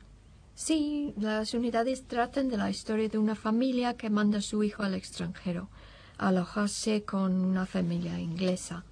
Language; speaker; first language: Spanish; non-native, fluent; English